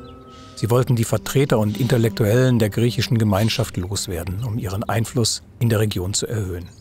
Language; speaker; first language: German; native; German